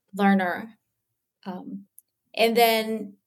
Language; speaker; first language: English; early bilingual, other home language; Portuguese